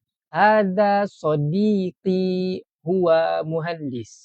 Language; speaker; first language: Arabic; non-native, fluent; Malay